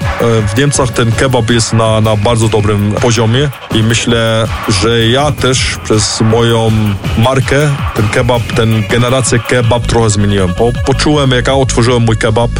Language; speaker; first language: Polish; early bilingual, heritage; Polish